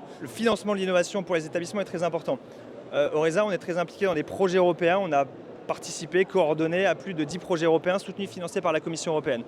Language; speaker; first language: French; native; French